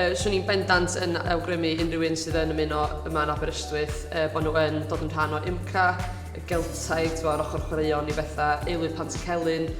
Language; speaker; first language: Welsh; native; Welsh